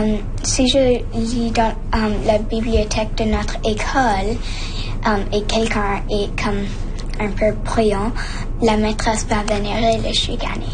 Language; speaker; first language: French; non-native, local second language; English